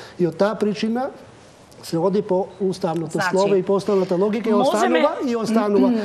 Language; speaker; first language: Macedonian; non-native, local second language; Albanian